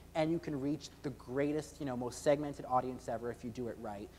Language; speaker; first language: English; native; English